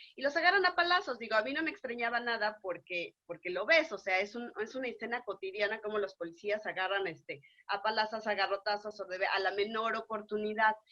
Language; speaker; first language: Spanish; native; Spanish